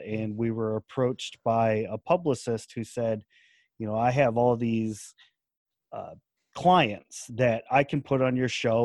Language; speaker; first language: English; native; English